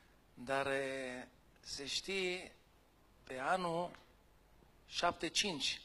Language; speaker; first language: Romanian; non-native, fluent; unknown